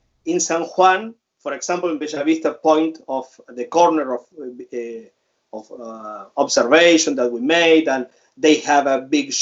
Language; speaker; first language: English; non-native, fluent; Spanish